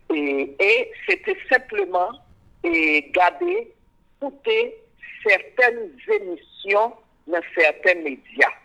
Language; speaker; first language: French; non-native, local second language; Haitian Creole